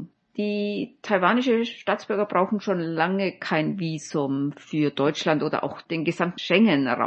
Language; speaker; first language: German; native; German